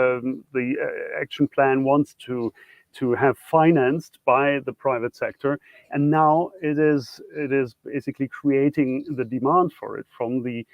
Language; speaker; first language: English; non-native, fluent; German